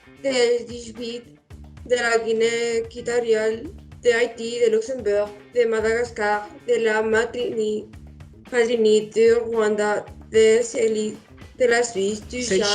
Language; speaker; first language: French; non-native, learner; Spanish